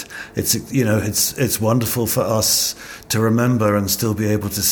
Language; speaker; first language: English; native; English